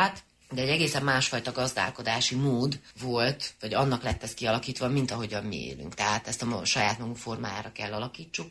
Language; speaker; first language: Hungarian; native; Hungarian